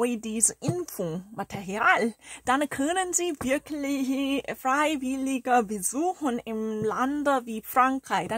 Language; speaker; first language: German; non-native, learner; Korean